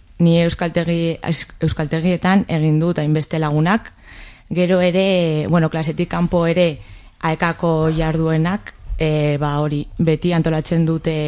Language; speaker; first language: Basque; non-native, local second language; Spanish